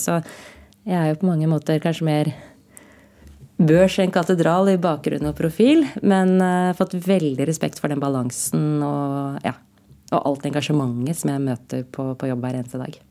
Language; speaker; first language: Norwegian; native; Norwegian